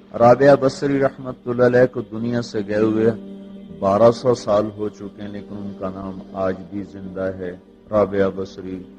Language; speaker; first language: Urdu; non-native, local second language; Punjabi